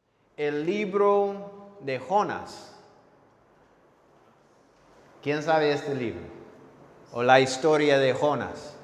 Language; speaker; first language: Spanish; non-native, fluent; English